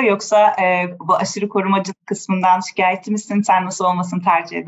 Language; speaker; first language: Turkish; native; Turkish